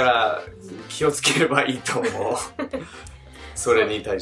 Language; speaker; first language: Japanese; non-native, fluent; English